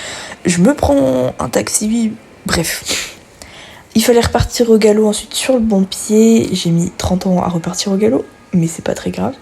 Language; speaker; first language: French; native; French